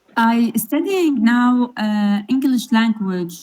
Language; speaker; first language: English; non-native, learner; Arabic